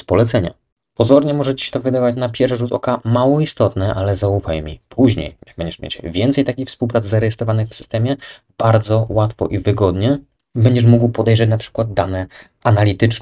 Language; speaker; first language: Polish; native; Polish